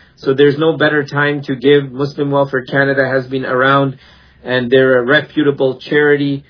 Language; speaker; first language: English; native; English